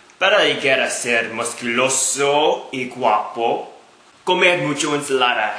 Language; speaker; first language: Spanish; non-native, learner; English